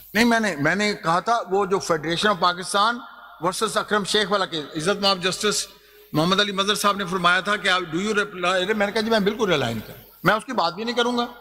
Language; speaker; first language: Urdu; non-native, local second language; Punjabi